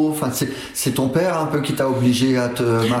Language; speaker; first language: French; native; French